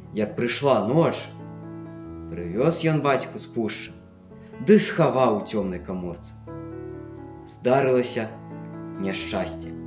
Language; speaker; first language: Belarusian; native; Belarusian